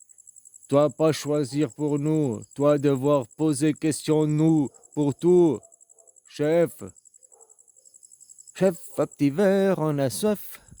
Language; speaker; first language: French; native; French